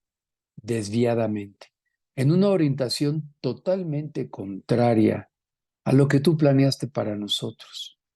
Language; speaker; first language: Spanish; native; Spanish